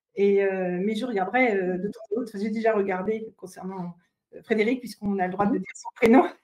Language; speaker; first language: French; native; French